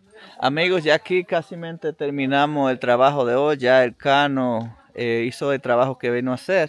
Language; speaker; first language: Spanish; native; Spanish